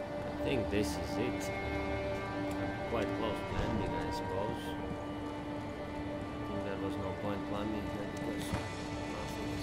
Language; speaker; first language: English; non-native, fluent; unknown